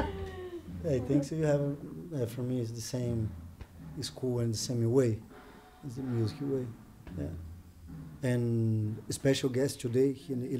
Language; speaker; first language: English; non-native, learner; Portuguese